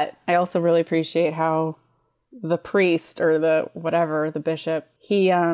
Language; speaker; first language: English; native; English